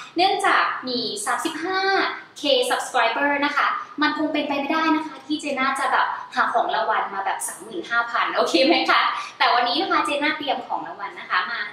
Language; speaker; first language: Thai; native; Thai